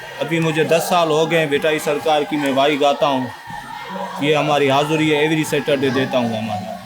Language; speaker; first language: Urdu; non-native, local second language; Sindhi